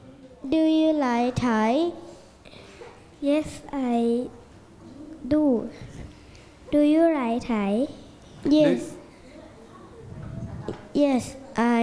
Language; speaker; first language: English; non-native, learner; Thai